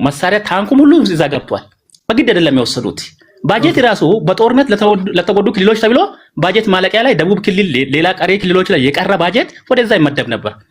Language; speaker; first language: Amharic; non-native, local second language; Hadiyya